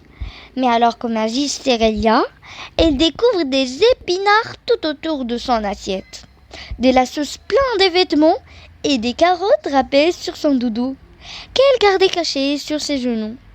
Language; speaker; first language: French; non-native, local second language; Arabic